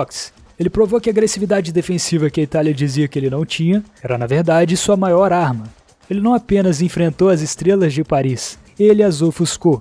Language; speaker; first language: Portuguese; native; Portuguese